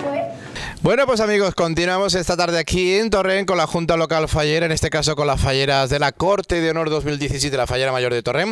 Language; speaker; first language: Spanish; native; Spanish